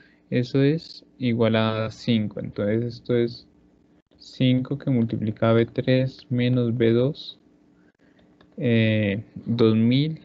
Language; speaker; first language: Spanish; native; Spanish